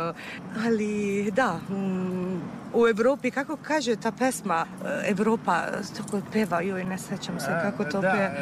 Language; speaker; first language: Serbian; non-native, fluent; Italian